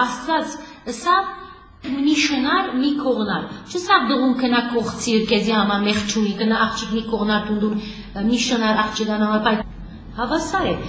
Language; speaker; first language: Armenian; early bilingual, heritage; Armenian